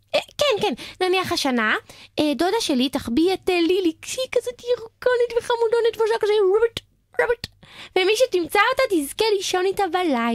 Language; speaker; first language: Hebrew; native; Hebrew